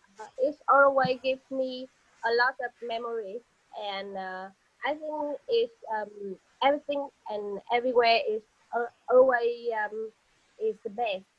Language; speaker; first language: English; non-native, learner; Vietnamese